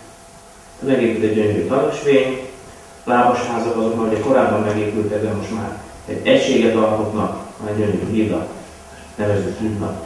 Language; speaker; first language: Hungarian; native; Hungarian